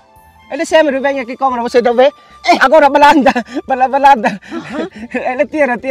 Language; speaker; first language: Portuguese; non-native, learner; Vietnamese